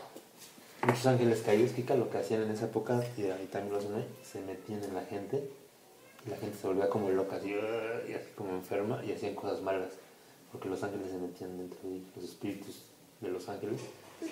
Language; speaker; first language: Spanish; native; Spanish